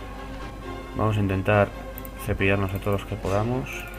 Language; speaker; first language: Spanish; native; Spanish